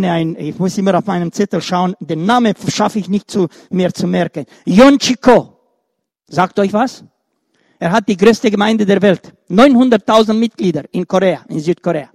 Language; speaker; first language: German; non-native, fluent; Romanian